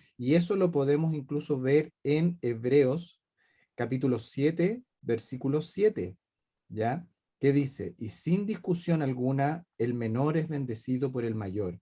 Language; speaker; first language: Spanish; native; Spanish